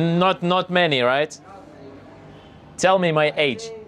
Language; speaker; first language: English; non-native, learner; Lithuanian